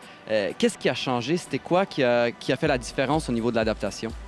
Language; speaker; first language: French; native; French